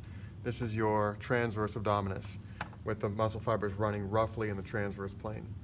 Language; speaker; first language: English; native; English